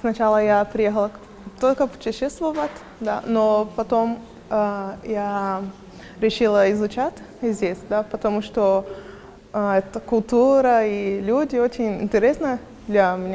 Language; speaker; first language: Russian; non-native, learner; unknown